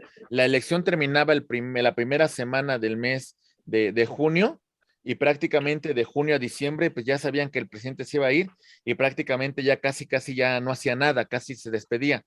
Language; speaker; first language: Spanish; native; Spanish